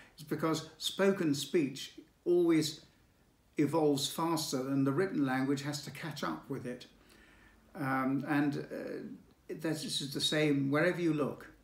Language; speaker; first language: English; native; English